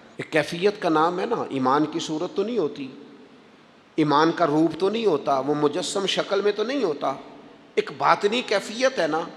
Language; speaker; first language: Urdu; non-native, local second language; Punjabi